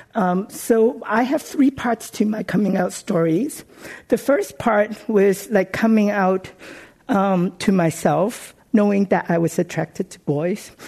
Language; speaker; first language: English; non-native, local second language; Cantonese